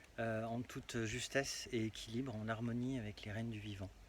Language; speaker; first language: French; native; French